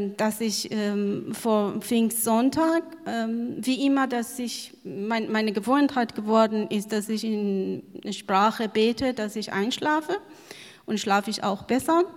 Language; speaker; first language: German; non-native, fluent; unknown